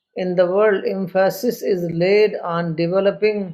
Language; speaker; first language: English; non-native, local second language; Urdu